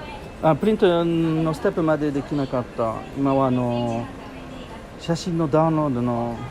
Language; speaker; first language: Japanese; non-native, learner; French